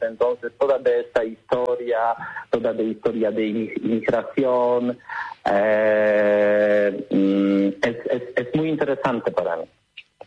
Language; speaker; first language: Spanish; non-native, learner; Polish